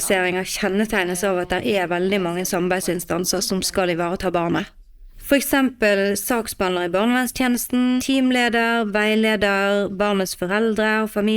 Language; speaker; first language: Norwegian; native; Norwegian